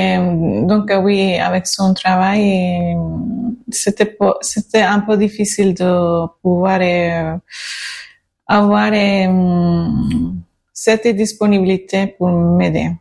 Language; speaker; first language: French; non-native, learner; Spanish